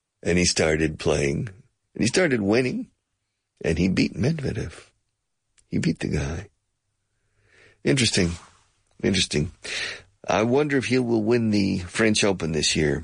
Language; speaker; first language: English; native; English